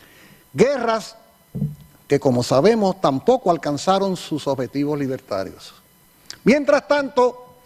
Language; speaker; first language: Spanish; native; Spanish